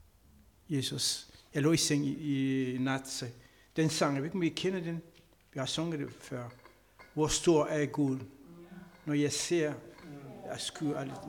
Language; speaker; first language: Danish; non-native, learner; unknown